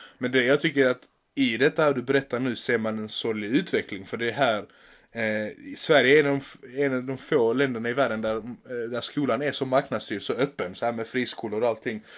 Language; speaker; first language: Swedish; native; Swedish